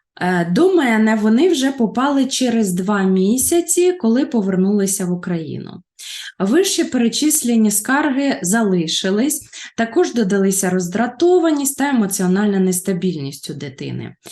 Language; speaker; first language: Ukrainian; native; Ukrainian